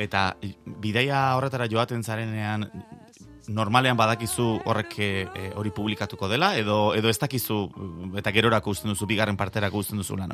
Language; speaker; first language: Basque; native; Basque